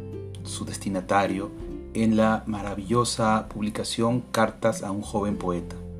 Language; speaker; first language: Spanish; native; Spanish